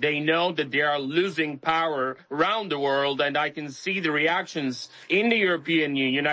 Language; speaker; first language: English; non-native, fluent; Polish